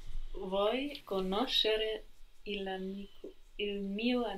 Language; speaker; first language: Italian; non-native, learner; English